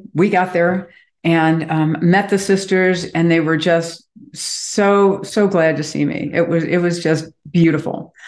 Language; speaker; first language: English; native; English